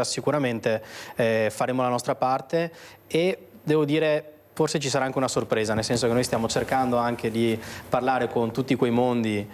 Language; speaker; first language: Italian; native; Italian